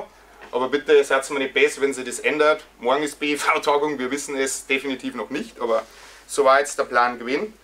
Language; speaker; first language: German; native; German